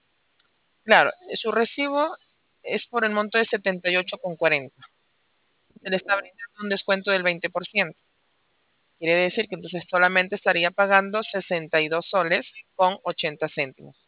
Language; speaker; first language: Spanish; native; Spanish